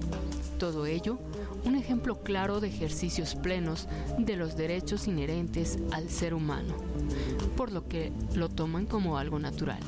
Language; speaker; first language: Spanish; native; Spanish